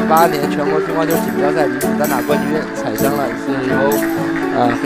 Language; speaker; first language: Chinese; native; Chinese